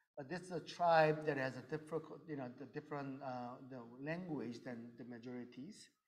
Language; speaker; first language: English; early bilingual, other home language; Korean